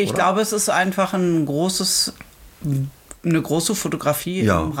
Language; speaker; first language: German; native; German